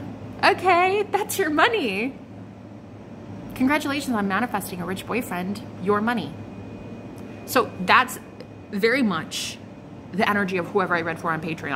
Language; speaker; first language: English; native; English